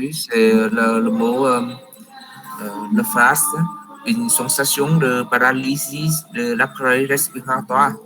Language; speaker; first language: French; non-native, learner; Vietnamese